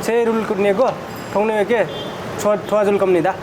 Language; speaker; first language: Korean; non-native, learner; Nepali